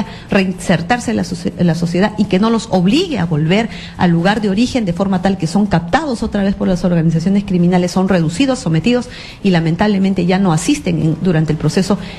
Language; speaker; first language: Spanish; native; Spanish